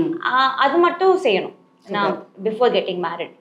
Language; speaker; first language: Tamil; non-native, learner; Telugu